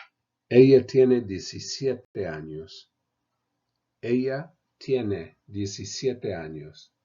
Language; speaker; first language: Spanish; non-native, fluent; English